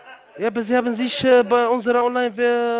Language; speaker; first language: German; non-native, learner; Arabic